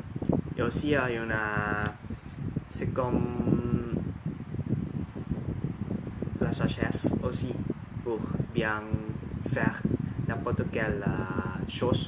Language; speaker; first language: French; non-native, learner; Thai